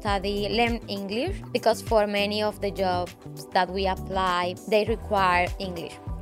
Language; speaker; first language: English; non-native, learner; Spanish